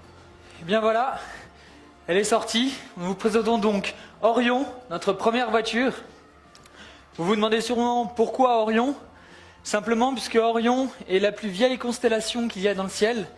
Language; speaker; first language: French; native; French